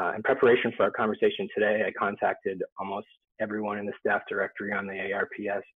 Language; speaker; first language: English; native; English